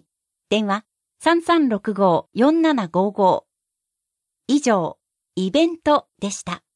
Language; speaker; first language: Japanese; native; Japanese